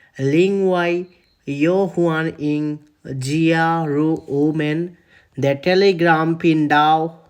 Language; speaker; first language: Chinese; non-native, learner; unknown